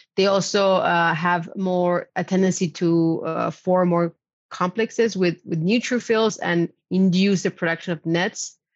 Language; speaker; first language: English; non-native, fluent; Spanish